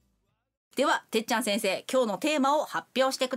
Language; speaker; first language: Japanese; native; Japanese